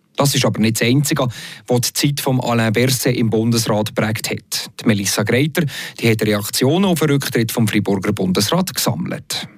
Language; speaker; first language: German; native; German